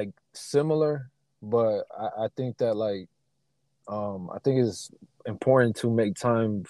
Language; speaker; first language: English; native; English